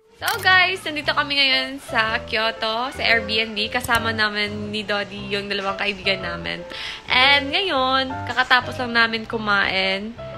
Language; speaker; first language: Filipino; native; Filipino